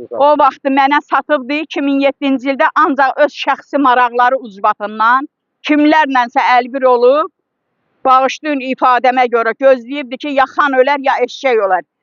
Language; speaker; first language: Azerbaijani; native; Azerbaijani